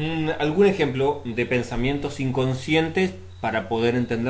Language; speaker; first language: Spanish; native; Spanish